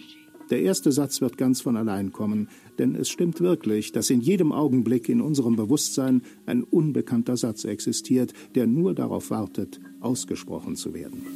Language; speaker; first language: German; native; German